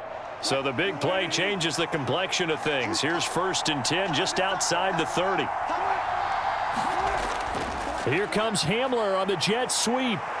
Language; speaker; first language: English; native; English